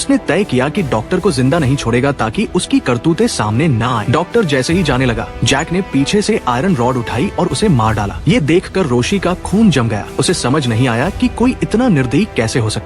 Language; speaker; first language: Hindi; native; Hindi